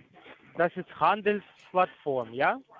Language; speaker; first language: German; non-native, learner; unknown